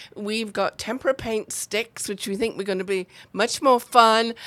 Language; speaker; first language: English; native; English